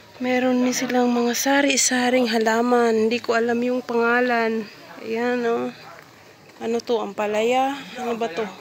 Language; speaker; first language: Filipino; non-native, local second language; Cebuano